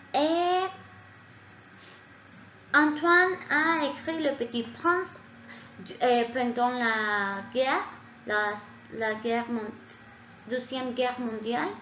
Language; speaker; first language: French; non-native, learner; Spanish